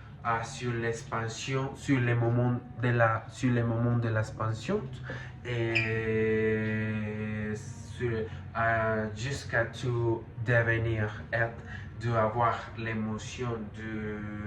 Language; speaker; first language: French; non-native, learner; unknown